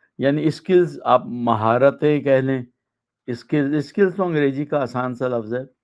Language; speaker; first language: Urdu; native; Urdu